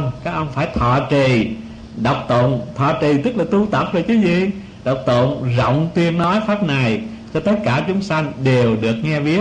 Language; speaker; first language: Vietnamese; native; Vietnamese